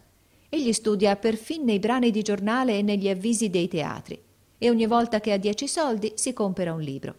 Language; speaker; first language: Italian; native; Italian